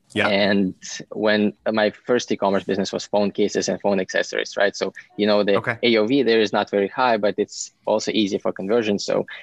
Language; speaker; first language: English; non-native, fluent; Ukrainian